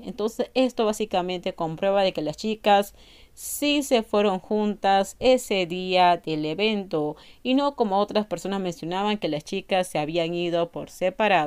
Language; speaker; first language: Spanish; native; Spanish